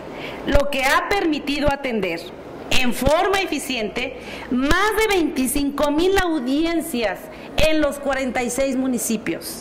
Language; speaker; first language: Spanish; native; Spanish